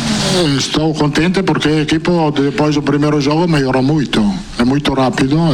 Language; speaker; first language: Portuguese; non-native, fluent; Italian